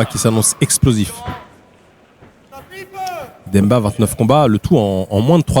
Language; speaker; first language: French; native; French